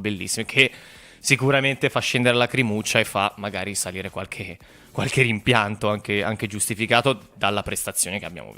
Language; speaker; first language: Italian; native; Italian